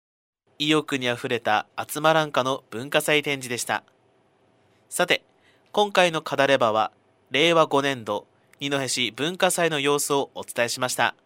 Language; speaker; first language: Japanese; native; Japanese